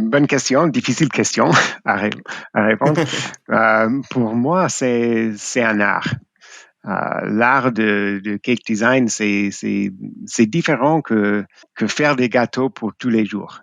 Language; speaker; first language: French; non-native, fluent; English